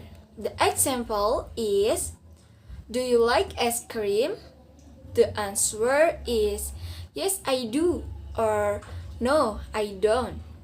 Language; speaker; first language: English; non-native, learner; Indonesian